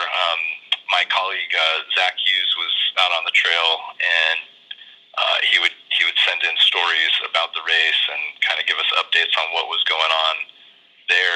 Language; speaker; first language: English; native; English